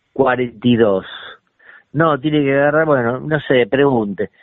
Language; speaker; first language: Spanish; native; Spanish